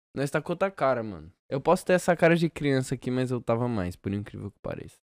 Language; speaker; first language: Portuguese; native; Portuguese